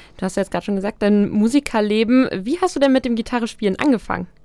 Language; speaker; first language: German; native; German